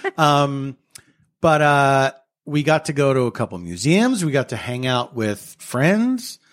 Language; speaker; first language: English; native; English